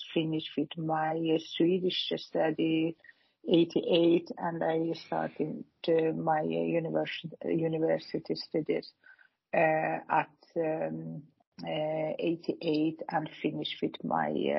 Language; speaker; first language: English; non-native, fluent; Persian